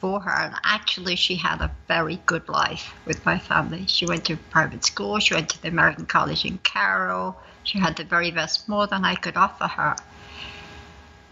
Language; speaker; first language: English; native; English